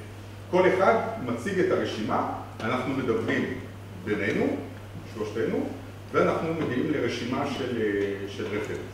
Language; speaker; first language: Hebrew; non-native, fluent; French